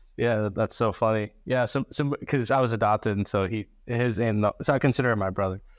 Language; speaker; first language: English; early bilingual, other home language; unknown